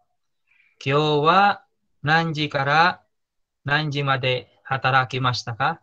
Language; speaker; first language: Japanese; non-native, fluent; Filipino